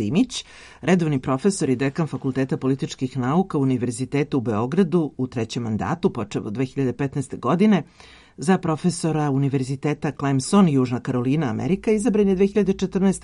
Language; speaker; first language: Serbian; native; Serbian